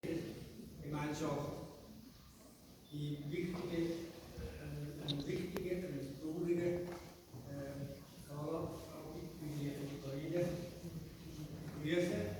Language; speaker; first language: German; non-native, learner; Tibetan